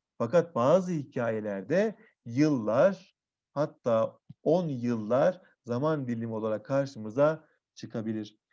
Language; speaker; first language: Turkish; native; Turkish